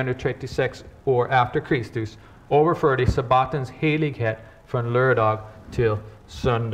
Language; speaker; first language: Swedish; non-native, fluent; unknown